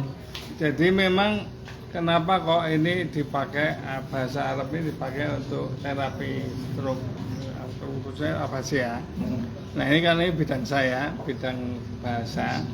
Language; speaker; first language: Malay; non-native, local second language; Javanese